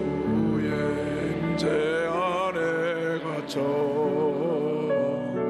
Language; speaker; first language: Korean; native; Korean